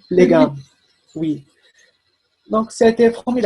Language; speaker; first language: French; non-native, fluent; Portuguese